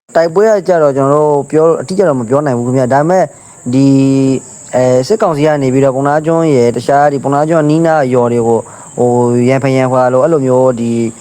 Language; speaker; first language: Burmese; native; Burmese